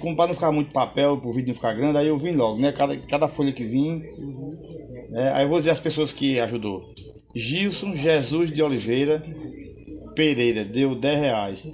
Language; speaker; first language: Portuguese; native; Portuguese